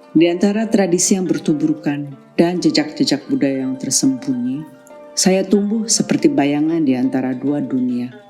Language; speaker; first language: Indonesian; native; Indonesian